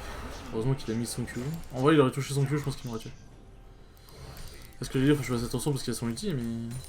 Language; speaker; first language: French; native; French